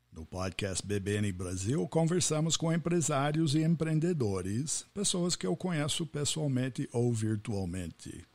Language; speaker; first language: Portuguese; non-native, fluent; English